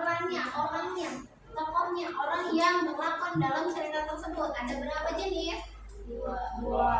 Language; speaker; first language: Indonesian; native; Indonesian